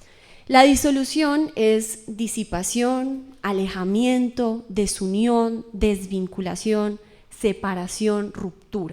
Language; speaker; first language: Spanish; native; Spanish